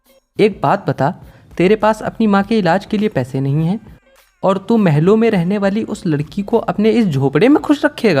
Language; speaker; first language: Hindi; native; Hindi